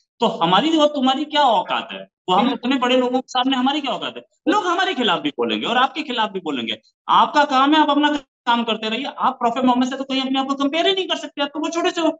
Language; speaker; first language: Hindi; native; Hindi